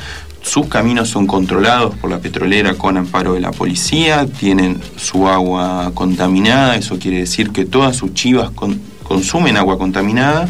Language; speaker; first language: Spanish; native; Spanish